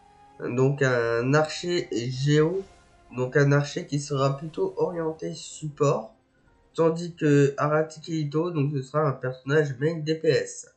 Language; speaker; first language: French; native; French